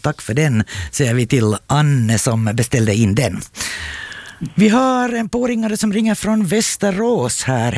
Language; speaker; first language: Swedish; native; Swedish